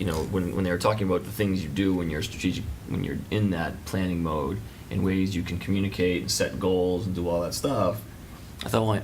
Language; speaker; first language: English; native; English